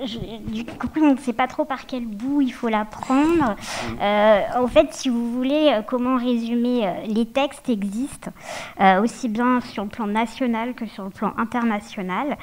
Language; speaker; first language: French; native; French